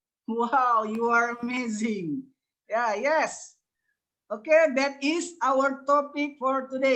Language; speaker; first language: English; non-native, learner; Indonesian